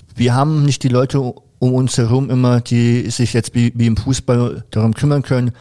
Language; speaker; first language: German; native; German